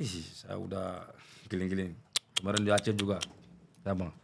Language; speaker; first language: Indonesian; non-native, learner; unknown